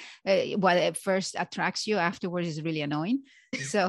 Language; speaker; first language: English; non-native, fluent; Spanish